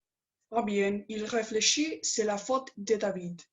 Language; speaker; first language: French; non-native, learner; Spanish